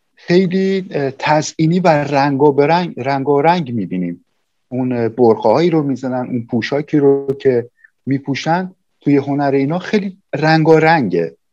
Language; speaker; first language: Persian; native; Persian